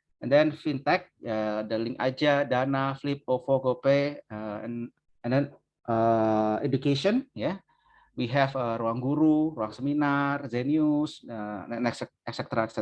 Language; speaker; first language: English; non-native, learner; Indonesian